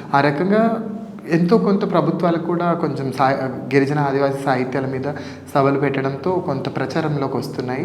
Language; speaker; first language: Telugu; non-native, local second language; Lambadi